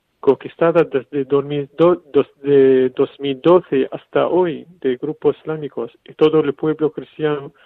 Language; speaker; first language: Spanish; non-native, fluent; Arabic